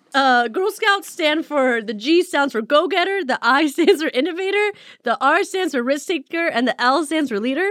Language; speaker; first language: English; native; English